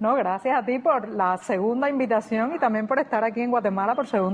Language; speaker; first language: Spanish; native; Spanish